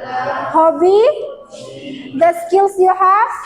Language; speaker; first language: English; non-native, fluent; Indonesian